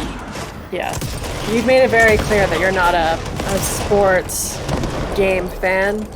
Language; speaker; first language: English; native; English